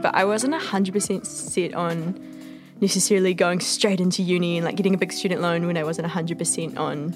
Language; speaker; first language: English; native; English